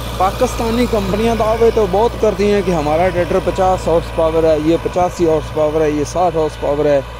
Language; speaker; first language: Urdu; non-native, local second language; Punjabi